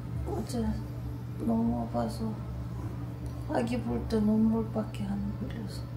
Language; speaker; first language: Korean; non-native, learner; Ukrainian